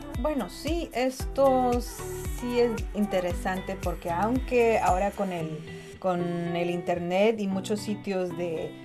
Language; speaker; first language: Spanish; non-native, fluent; Chinese